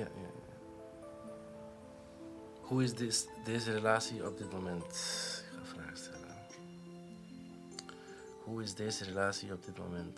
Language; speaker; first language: Dutch; non-native, learner; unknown